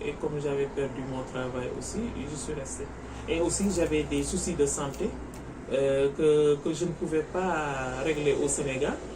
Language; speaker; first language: French; non-native, local second language; Wolof